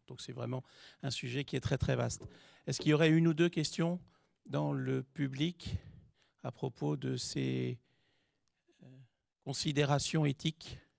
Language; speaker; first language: French; native; French